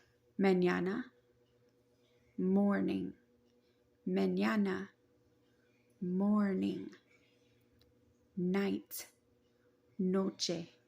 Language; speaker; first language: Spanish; non-native, learner; English